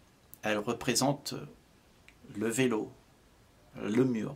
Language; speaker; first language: French; native; French